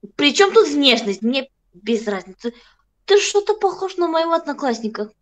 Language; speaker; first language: Russian; non-native, fluent; Turkish